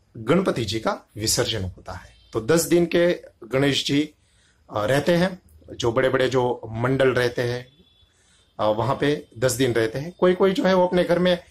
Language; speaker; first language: Hindi; non-native, local second language; Gujarati